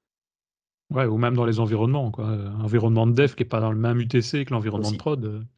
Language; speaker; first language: French; native; French